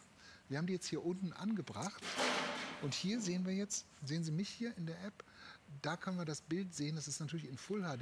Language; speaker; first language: German; native; German